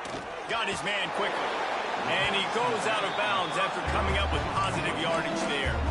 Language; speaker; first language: English; native; English